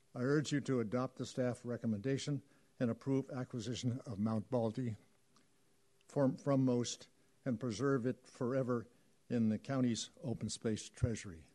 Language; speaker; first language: English; native; English